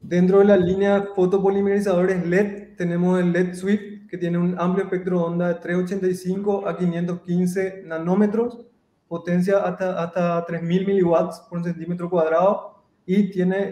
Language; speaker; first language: Spanish; native; Spanish